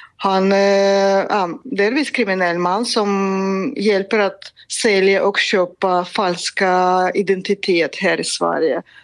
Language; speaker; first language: Swedish; non-native, fluent; Russian